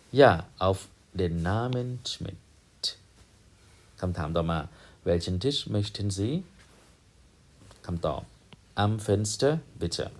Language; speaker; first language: German; non-native, learner; Thai